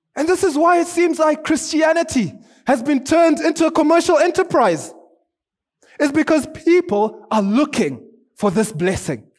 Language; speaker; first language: English; non-native, local second language; Shona